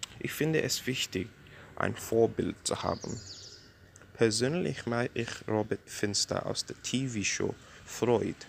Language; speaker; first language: German; non-native, learner; English